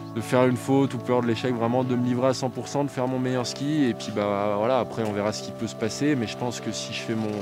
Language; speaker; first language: French; native; French